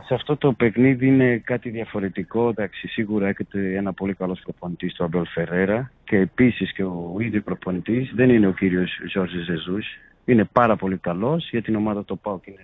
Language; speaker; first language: Greek; non-native, fluent; Portuguese